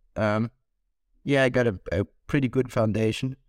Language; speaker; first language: English; non-native, fluent; German